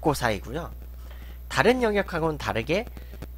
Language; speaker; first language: Korean; native; Korean